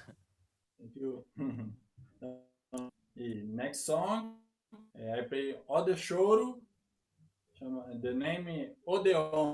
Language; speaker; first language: English; non-native, learner; Portuguese